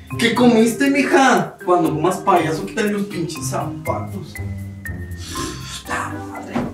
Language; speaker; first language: Spanish; native; Spanish